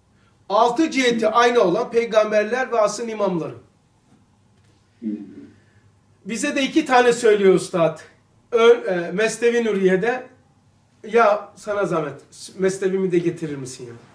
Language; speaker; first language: Turkish; native; Turkish